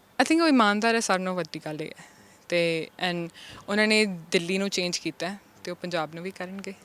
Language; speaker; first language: Punjabi; early bilingual, heritage; Punjabi